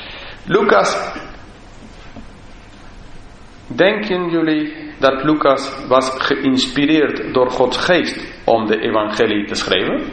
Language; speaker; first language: Dutch; non-native, fluent; English